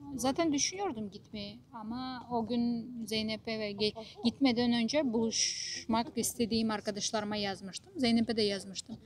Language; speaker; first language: Turkish; non-native, fluent; Japanese